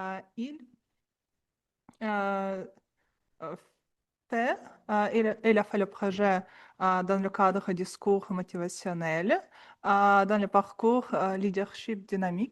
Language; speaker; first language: French; non-native, learner; Russian